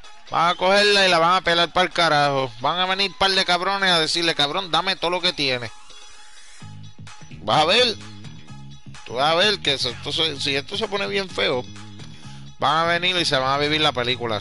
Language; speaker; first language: Spanish; early bilingual, heritage; Spanish